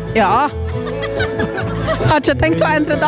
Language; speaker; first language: Norwegian; non-native, fluent; Polish